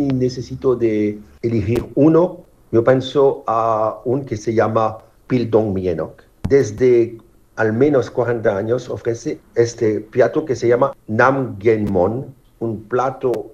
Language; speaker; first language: Spanish; non-native, fluent; French